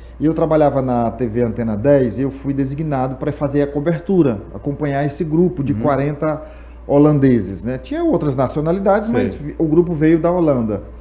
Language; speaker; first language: Portuguese; native; Portuguese